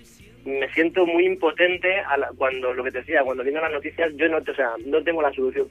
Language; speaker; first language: Spanish; native; Spanish